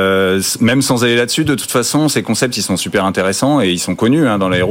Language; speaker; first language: French; native; French